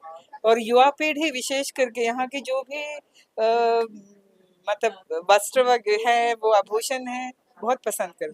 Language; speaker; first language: Hindi; non-native, fluent; Sinhala